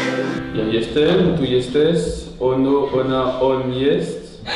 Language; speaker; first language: Polish; non-native, learner; French